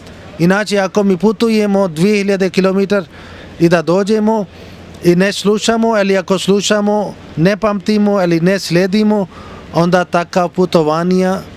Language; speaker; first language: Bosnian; non-native, learner; Urdu